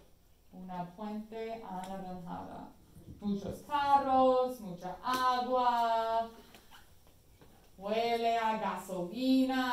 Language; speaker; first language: Spanish; non-native, fluent; English